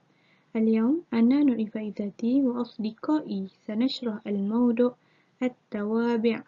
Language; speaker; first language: Arabic; non-native, learner; Malay